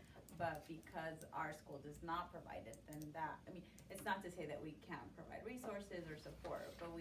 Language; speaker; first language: English; native; English